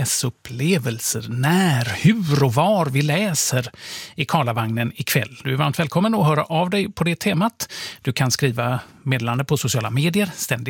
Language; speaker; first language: Swedish; native; Swedish